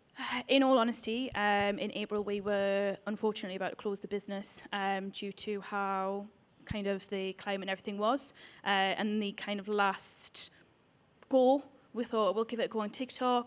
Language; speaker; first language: English; native; English